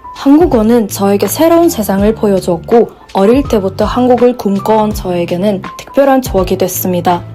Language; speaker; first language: Korean; non-native, fluent; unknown